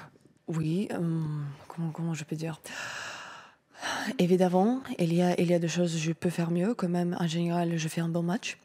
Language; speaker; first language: French; non-native, learner; Russian